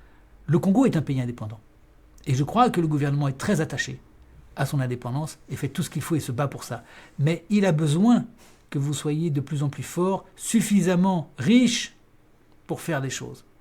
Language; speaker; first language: French; native; French